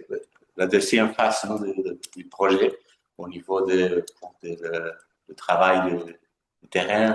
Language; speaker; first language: French; non-native, fluent; Spanish